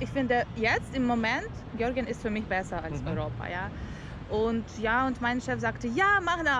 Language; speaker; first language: German; non-native, learner; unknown